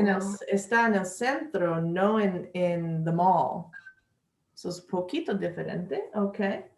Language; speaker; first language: Spanish; non-native, learner; English